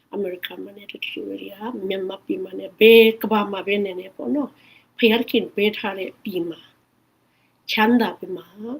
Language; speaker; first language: Burmese; non-native, local second language; Hakha Chin